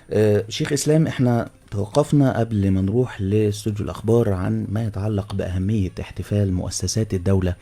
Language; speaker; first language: Arabic; native; Arabic